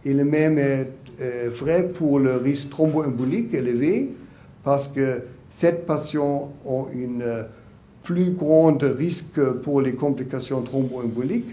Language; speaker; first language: French; non-native, learner; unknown